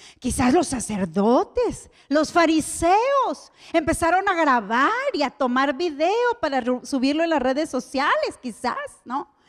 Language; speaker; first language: Spanish; native; Spanish